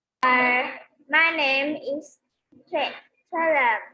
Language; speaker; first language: English; non-native, learner; Vietnamese